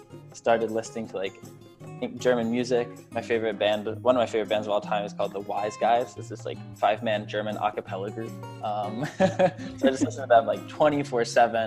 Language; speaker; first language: English; native; English